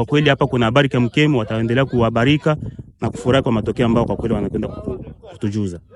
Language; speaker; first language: Swahili; native; Swahili